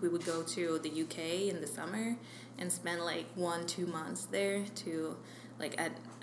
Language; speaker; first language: English; non-native, fluent; French